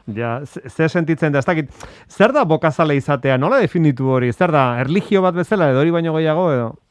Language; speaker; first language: Basque; native; Basque